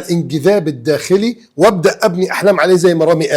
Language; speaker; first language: Arabic; native; Arabic